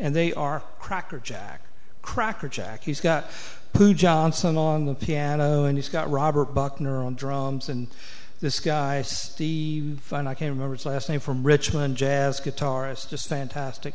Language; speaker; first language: English; native; English